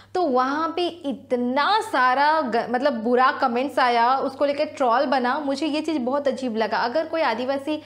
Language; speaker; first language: Hindi; non-native, local second language; Sadri